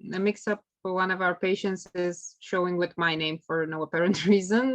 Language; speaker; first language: English; non-native, fluent; Bulgarian